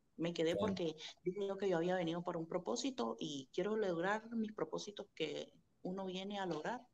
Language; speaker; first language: Spanish; native; Spanish